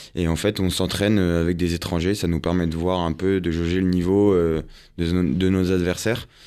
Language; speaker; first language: French; native; French